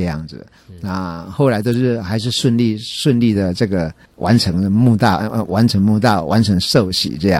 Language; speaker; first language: Chinese; native; Chinese